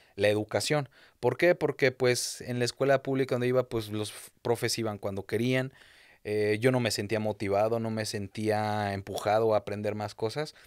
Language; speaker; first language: Spanish; native; Spanish